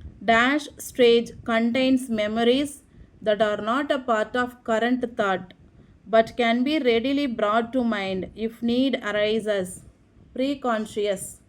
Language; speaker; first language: English; non-native, local second language; Tamil